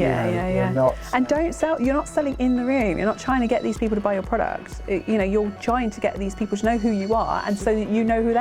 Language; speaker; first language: English; native; English